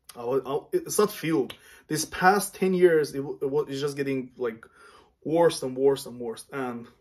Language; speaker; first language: English; non-native, fluent; Armenian